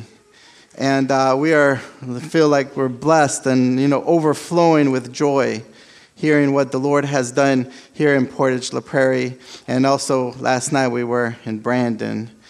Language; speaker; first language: English; early bilingual, other home language; Spanish